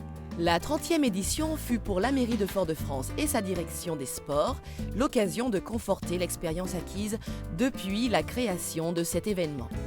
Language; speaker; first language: French; native; French